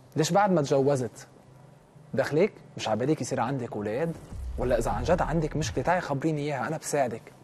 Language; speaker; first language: Arabic; native; Arabic